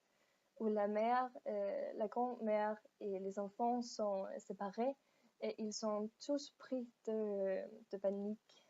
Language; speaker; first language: French; non-native, learner; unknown